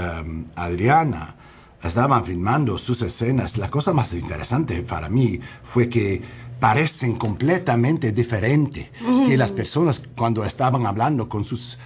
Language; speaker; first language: Spanish; non-native, learner; English